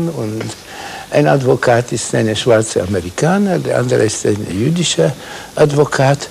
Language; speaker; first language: German; non-native, fluent; Hungarian